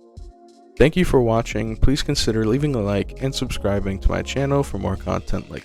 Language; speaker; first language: English; native; English